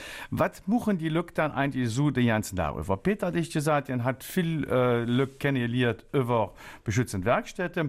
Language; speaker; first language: German; native; German